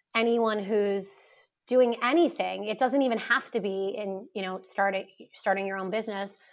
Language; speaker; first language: English; native; English